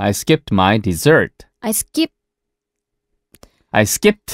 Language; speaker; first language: English; non-native, fluent; Korean